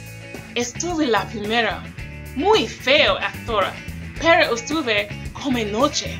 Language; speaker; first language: Spanish; non-native, learner; English